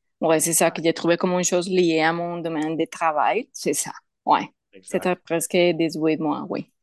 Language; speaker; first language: French; non-native, learner; Spanish